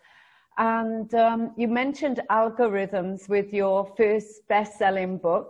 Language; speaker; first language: English; native; English